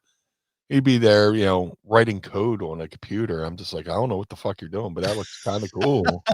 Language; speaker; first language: English; native; English